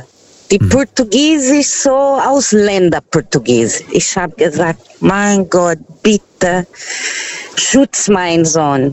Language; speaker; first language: German; non-native, learner; Portuguese